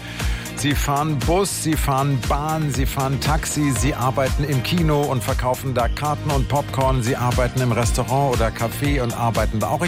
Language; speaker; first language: German; native; German